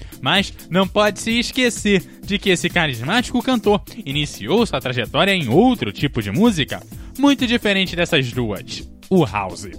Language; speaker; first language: Portuguese; native; Portuguese